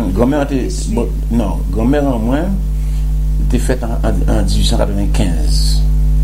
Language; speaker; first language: French; non-native, local second language; Guadeloupean Creole French